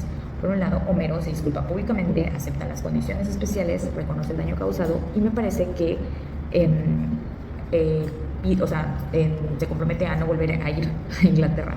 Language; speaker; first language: Spanish; native; Spanish